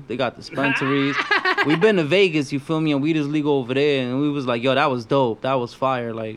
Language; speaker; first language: English; early bilingual, other home language; Spanish